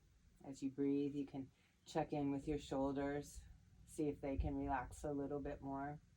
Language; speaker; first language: English; native; English